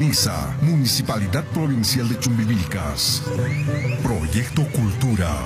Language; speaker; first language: Spanish; native; Spanish